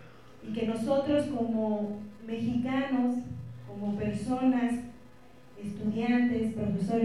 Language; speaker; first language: Spanish; native; Spanish